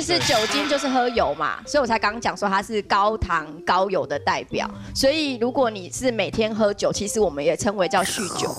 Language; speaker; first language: Chinese; native; Chinese